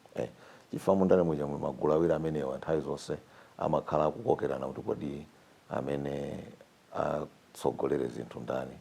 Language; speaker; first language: Nyanja; native; Nyanja